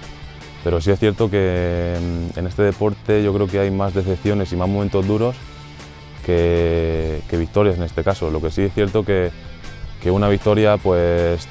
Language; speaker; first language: Spanish; native; Spanish